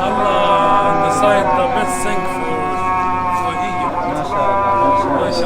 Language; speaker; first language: English; non-native, learner; Arabic